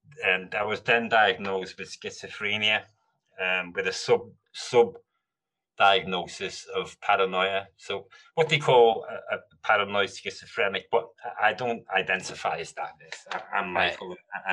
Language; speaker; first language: English; native; English